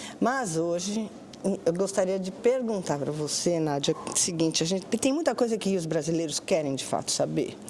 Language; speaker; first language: Portuguese; native; Portuguese